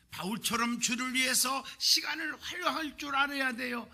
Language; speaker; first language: Korean; native; Korean